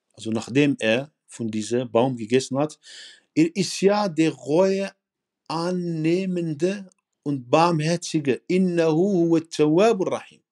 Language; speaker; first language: German; non-native, fluent; Arabic